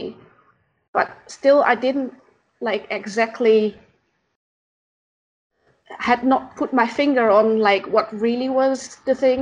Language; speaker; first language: English; non-native, fluent; Dutch